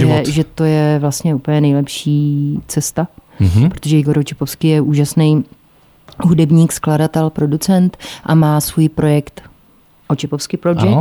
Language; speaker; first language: Czech; native; Czech